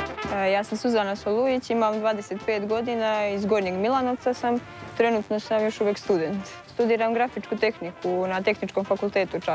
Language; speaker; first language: Serbian; native; Serbian